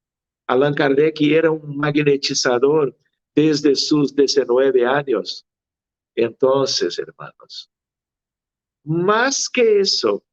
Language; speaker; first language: Spanish; non-native, fluent; Portuguese